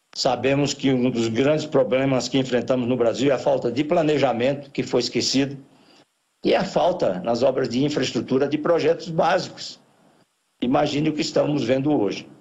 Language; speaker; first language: Portuguese; native; Portuguese